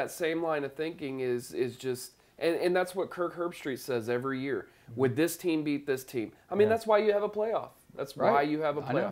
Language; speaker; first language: English; native; English